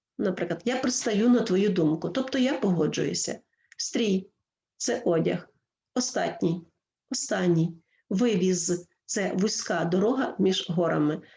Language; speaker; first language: Ukrainian; native; Ukrainian